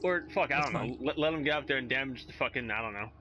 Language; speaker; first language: English; native; English